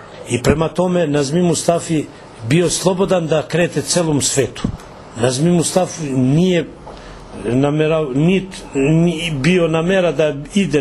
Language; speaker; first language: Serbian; non-native, local second language; Albanian